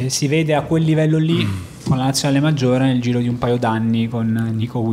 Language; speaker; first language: Italian; native; Italian